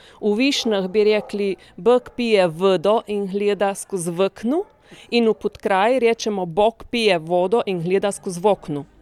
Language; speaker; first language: Slovenian; native; Slovenian